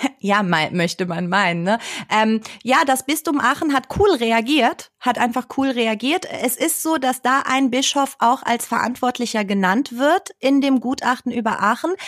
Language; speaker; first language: German; early bilingual, other home language; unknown